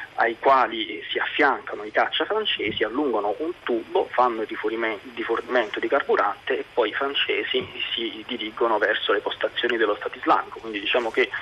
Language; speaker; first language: Italian; native; Italian